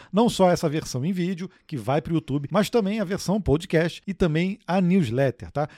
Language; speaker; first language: Portuguese; native; Portuguese